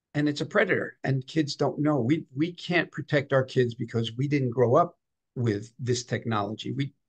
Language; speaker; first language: English; native; English